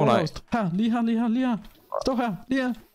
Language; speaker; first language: Danish; native; Danish